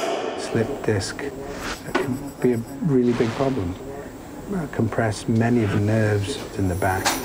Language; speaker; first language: English; native; English